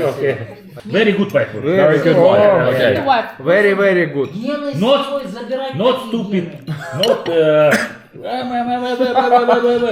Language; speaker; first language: English; non-native, learner; Russian